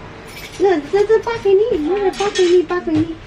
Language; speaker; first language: French; non-native, learner; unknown